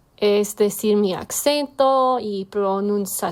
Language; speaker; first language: Spanish; non-native, learner; English